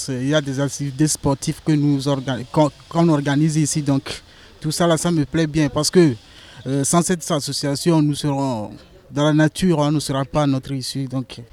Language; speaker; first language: French; non-native, local second language; Ewe